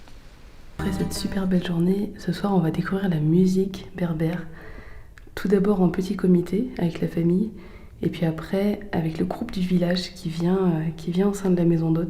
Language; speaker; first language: French; native; French